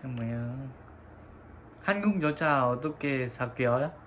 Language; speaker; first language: Korean; non-native, learner; Vietnamese